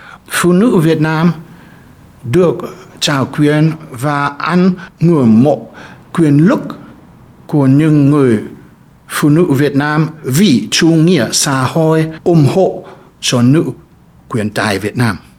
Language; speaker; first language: Vietnamese; non-native, fluent; German